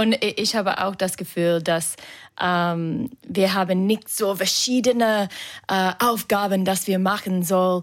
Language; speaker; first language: German; non-native, learner; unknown